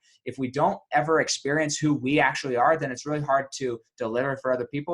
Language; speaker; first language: English; native; English